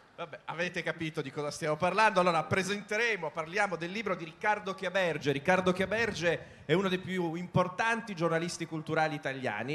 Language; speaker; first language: Italian; native; Italian